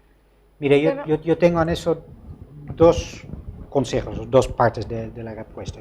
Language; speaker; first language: Spanish; non-native, fluent; Dutch